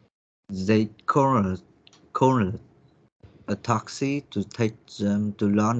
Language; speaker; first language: English; non-native, learner; Vietnamese